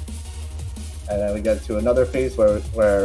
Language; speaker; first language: English; native; English